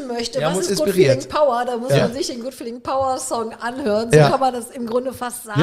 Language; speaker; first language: German; native; German